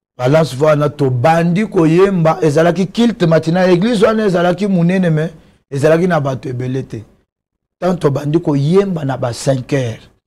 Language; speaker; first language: Lingala; non-native, local second language; Luba-Lulua